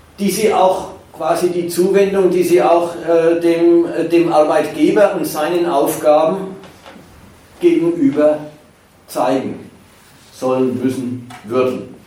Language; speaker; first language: German; native; German